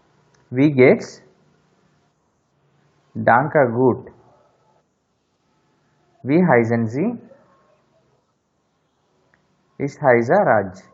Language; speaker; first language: German; non-native, fluent; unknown